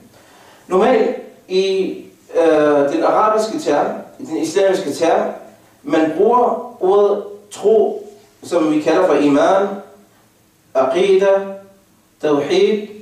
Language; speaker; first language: Danish; non-native, fluent; Arabic